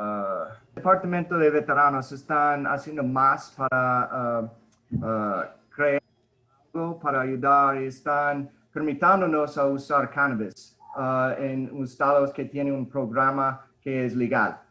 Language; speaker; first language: Spanish; early bilingual, heritage; Spanish